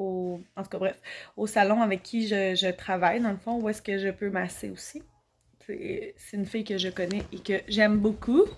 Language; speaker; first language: French; native; French